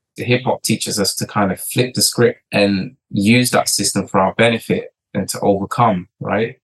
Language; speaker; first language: English; early bilingual, other home language; Portuguese